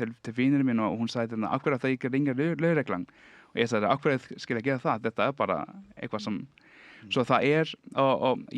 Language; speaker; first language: Icelandic; non-native, learner; Danish